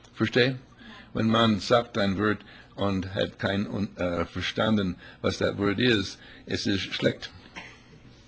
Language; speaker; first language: German; non-native, learner; English